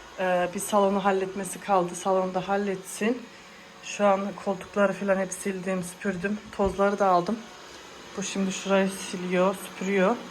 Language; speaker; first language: Turkish; early bilingual, heritage; Turkish